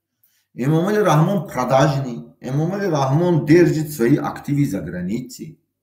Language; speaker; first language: Russian; non-native, fluent; Tajik